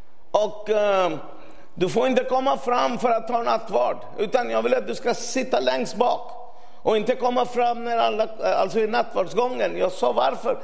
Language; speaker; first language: Swedish; non-native, fluent; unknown